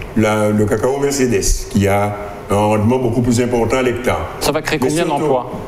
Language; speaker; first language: French; native; French